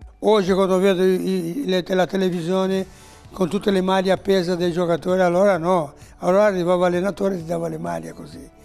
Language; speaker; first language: Italian; non-native, fluent; Portuguese